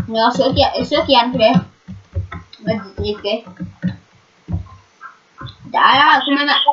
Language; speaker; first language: Norwegian; native; Norwegian